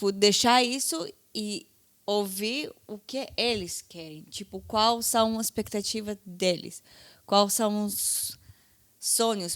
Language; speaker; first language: Portuguese; non-native, fluent; Hebrew